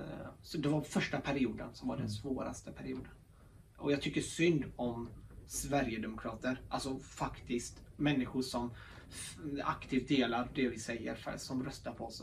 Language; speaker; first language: Swedish; early bilingual, other home language; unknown